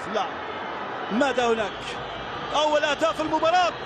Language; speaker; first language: Arabic; native; Arabic